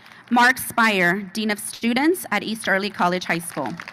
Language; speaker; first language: English; early bilingual, other home language; Spanish